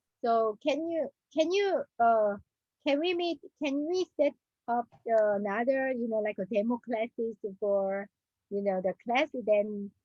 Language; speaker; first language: English; non-native, learner; Korean